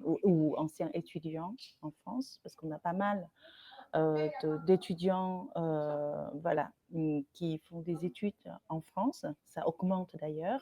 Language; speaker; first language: French; non-native, fluent; Vietnamese